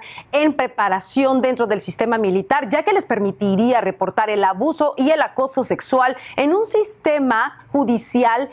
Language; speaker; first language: Spanish; native; Spanish